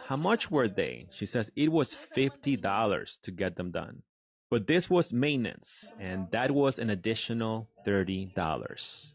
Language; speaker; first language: English; native; English